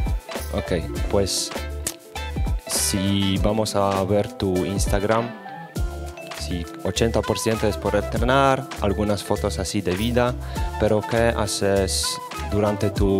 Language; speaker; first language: Spanish; non-native, learner; Polish